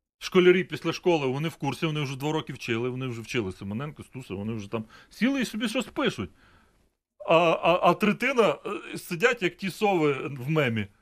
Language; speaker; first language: Ukrainian; native; Ukrainian